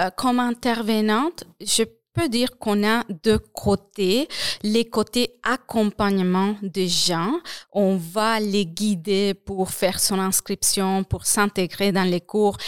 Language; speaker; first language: French; non-native, fluent; Spanish